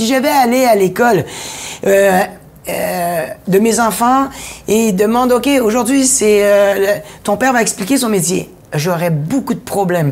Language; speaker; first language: French; native; French